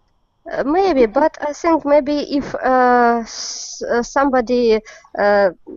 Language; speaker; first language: English; non-native, learner; Russian